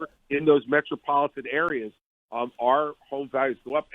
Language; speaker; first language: English; native; English